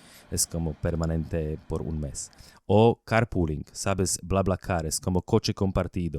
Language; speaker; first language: Spanish; non-native, learner; Slovak